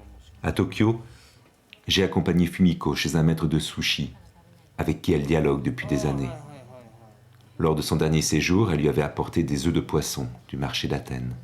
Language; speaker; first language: French; native; French